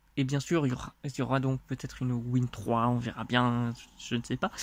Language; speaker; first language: French; non-native, fluent; Russian